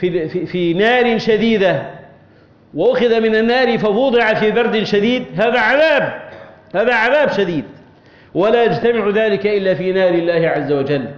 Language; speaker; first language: Arabic; native; Arabic